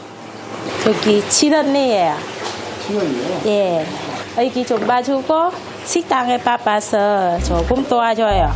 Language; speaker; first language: Korean; non-native, learner; Vietnamese